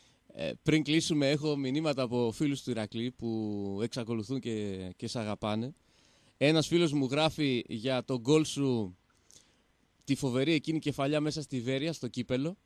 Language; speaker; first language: Greek; native; Greek